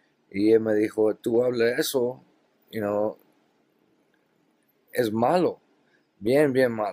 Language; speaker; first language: Spanish; non-native, learner; English